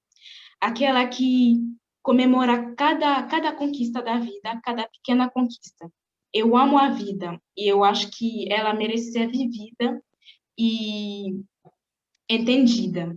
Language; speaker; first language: Portuguese; non-native, fluent; French